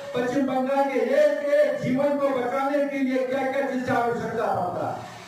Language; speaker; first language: Hindi; non-native, local second language; Bangla